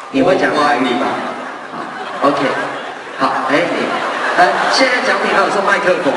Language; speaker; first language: Chinese; native; Chinese